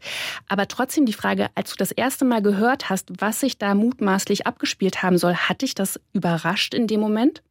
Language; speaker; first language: German; native; German